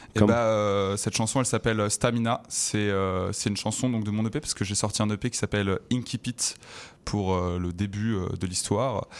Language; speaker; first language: French; native; French